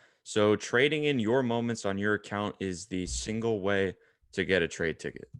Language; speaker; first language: English; native; English